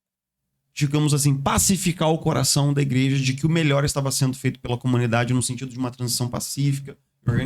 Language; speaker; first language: Portuguese; native; Portuguese